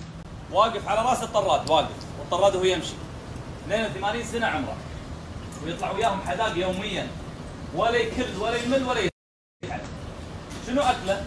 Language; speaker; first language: Arabic; native; Arabic